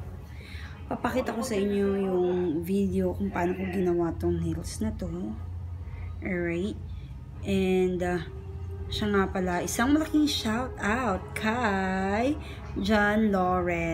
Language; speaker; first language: Filipino; native; Filipino